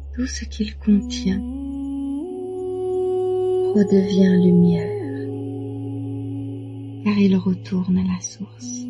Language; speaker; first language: French; native; French